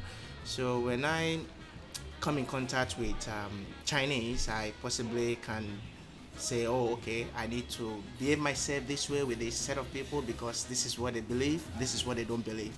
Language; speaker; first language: English; non-native, local second language; Yoruba